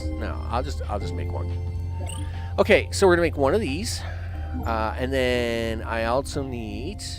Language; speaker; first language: English; native; English